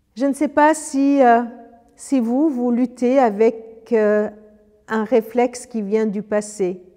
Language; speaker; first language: French; early bilingual, other home language; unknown